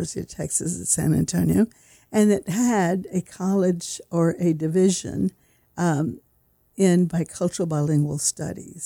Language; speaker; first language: English; native; English